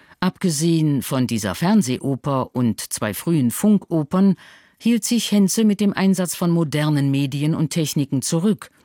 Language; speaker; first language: German; native; German